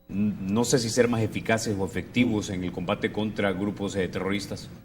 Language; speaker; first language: Spanish; native; Spanish